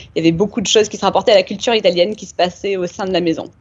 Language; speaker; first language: French; native; French